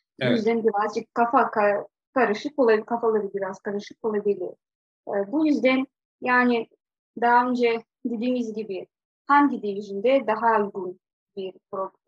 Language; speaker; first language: Turkish; non-native, fluent; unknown